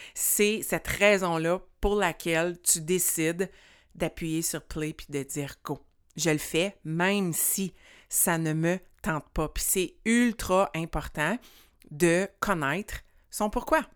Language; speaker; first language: French; native; French